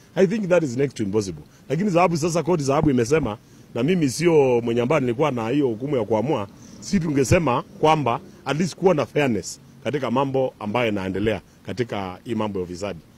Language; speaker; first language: Swahili; non-native, local second language; Kamba